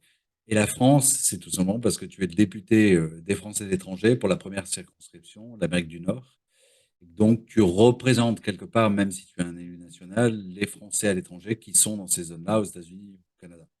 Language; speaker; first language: French; native; French